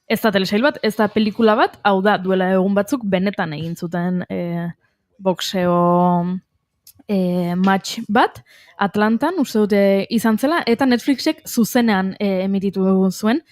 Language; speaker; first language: Basque; native; Basque